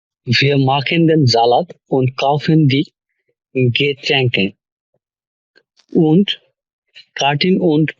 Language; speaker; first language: German; non-native, learner; Bangla